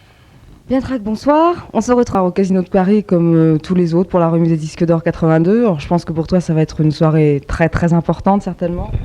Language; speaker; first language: French; native; French